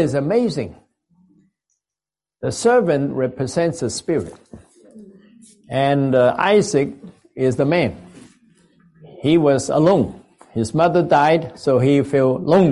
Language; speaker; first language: English; non-native, local second language; Cantonese